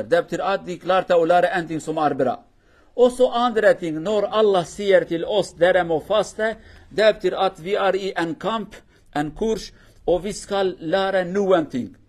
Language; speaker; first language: Norwegian; non-native, learner; Kurdish